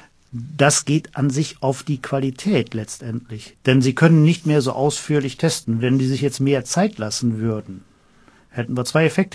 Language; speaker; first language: German; native; German